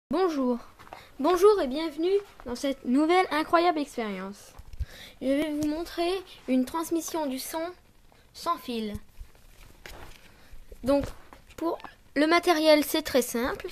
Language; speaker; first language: French; native; French